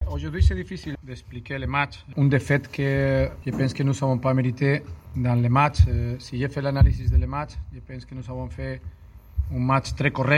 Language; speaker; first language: French; non-native, learner; Spanish